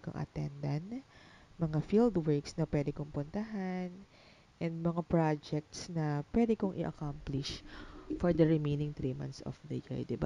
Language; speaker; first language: English; non-native, local second language; Filipino